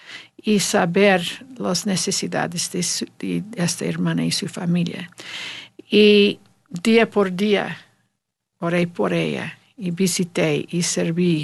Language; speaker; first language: Spanish; non-native, learner; English